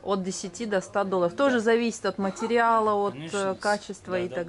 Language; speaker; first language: Russian; native; Russian